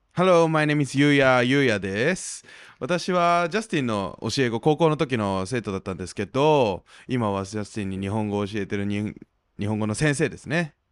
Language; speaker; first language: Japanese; native; Japanese